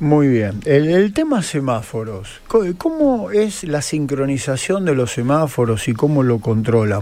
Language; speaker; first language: Spanish; native; Spanish